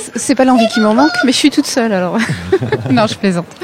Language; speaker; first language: French; native; French